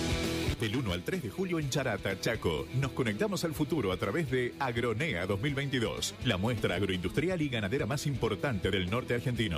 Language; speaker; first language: Spanish; native; Spanish